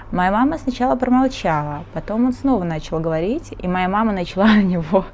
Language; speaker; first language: Russian; early bilingual, other home language; Portuguese